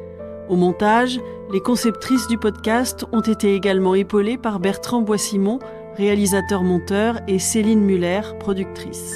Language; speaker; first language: French; native; French